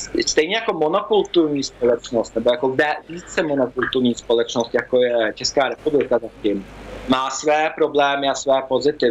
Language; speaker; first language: Czech; early bilingual, heritage; Czech